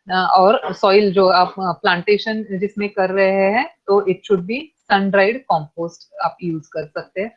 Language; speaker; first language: Hindi; non-native, local second language; Marathi